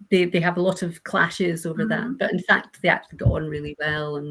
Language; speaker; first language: English; native; English